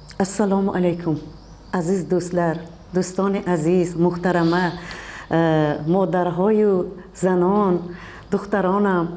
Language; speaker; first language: Tajik; non-native, local second language; Uzbek